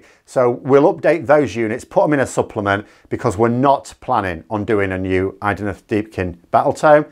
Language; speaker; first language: English; native; English